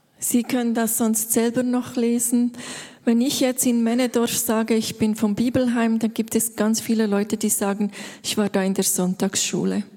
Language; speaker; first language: German; native; German